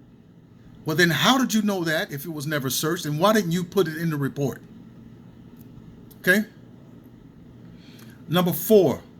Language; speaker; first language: English; native; English